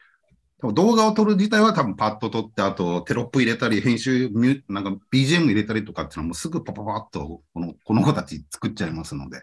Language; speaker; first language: Japanese; native; Japanese